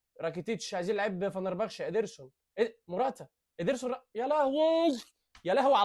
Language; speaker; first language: Arabic; native; Arabic